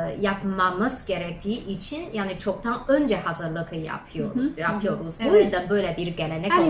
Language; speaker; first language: Turkish; non-native, fluent; Chinese